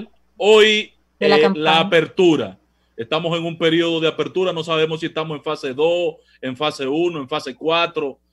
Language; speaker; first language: Spanish; native; Spanish